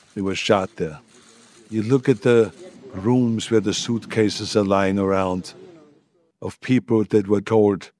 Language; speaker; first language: English; non-native, fluent; German